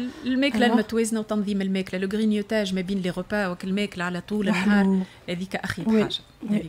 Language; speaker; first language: Arabic; native; Arabic